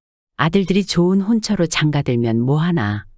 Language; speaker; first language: Korean; native; Korean